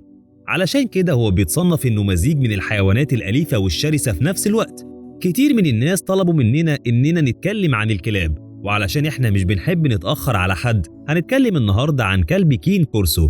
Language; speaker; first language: Arabic; native; Arabic